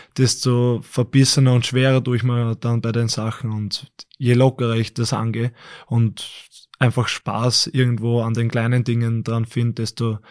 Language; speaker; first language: German; native; German